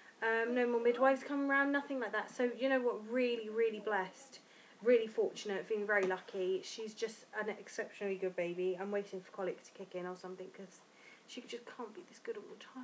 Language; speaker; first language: English; native; English